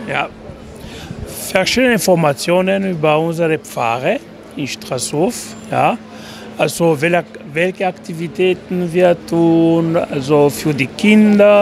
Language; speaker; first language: German; non-native, fluent; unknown